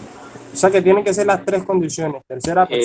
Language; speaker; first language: Spanish; native; Spanish